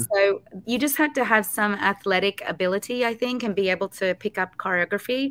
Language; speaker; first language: English; native; English